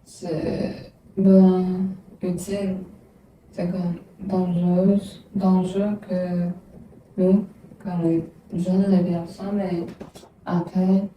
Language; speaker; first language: French; non-native, learner; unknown